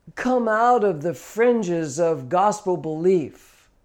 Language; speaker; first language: English; native; English